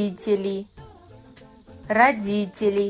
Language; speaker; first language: Russian; non-native, fluent; Kazakh